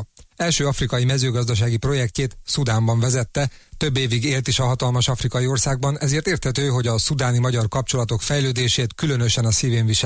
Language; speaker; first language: Hungarian; native; Hungarian